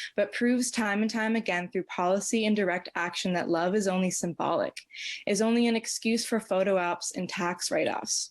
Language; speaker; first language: English; native; English